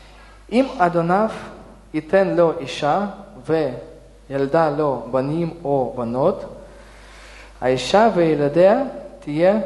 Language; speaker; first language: Hebrew; non-native, fluent; Russian